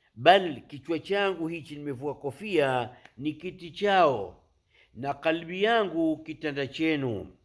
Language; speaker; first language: Swahili; native; Swahili